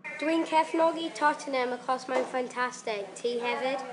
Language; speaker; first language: Welsh; non-native, learner; English